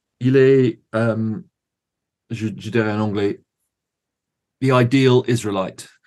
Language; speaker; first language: French; non-native, learner; English